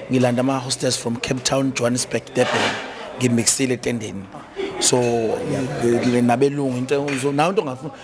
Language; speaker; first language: Zulu; native; Zulu